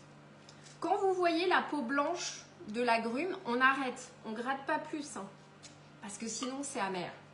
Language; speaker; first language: French; native; French